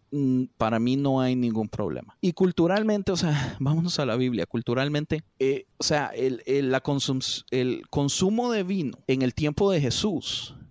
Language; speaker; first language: Spanish; native; Spanish